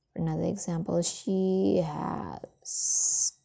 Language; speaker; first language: English; non-native, fluent; Indonesian